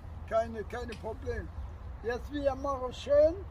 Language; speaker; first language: German; non-native, learner; Turkish